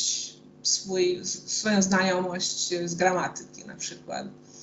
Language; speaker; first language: Polish; non-native, fluent; Hungarian